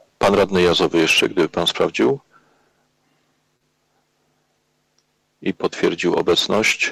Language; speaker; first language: Polish; native; Polish